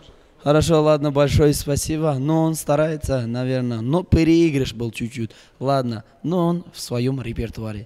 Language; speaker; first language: Russian; non-native, local second language; Uzbek